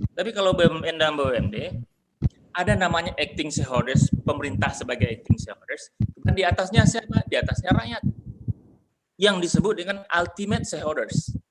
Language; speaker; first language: Indonesian; non-native, local second language; Minangkabau